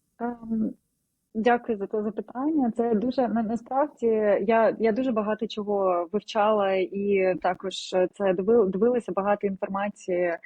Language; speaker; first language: Ukrainian; non-native, local second language; Russian